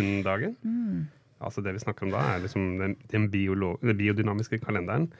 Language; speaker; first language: Norwegian; native; Norwegian